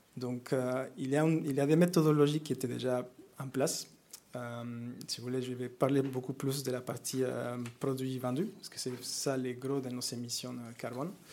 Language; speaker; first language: French; non-native, fluent; Spanish